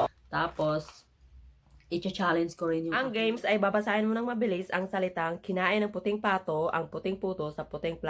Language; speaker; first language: Filipino; non-native, local second language; Bikol